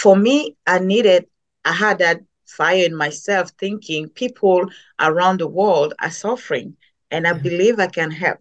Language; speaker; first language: English; non-native, local second language; French